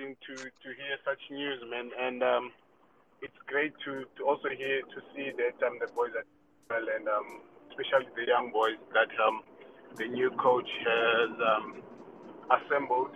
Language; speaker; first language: English; non-native, local second language; Xhosa